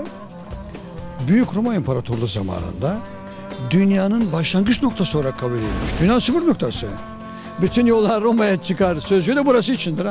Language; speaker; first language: Turkish; native; Turkish